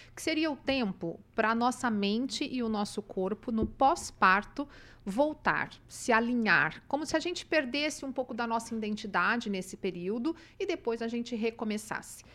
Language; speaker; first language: Portuguese; native; Portuguese